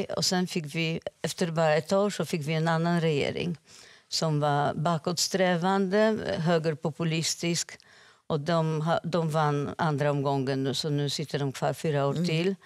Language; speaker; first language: Swedish; non-native, fluent; Polish